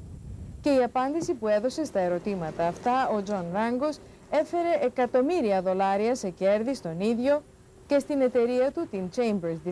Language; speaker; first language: Greek; native; Greek